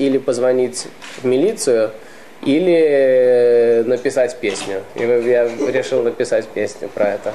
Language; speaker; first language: Russian; early bilingual, heritage; Russian